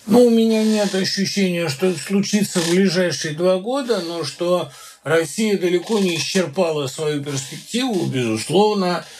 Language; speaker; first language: Russian; native; Russian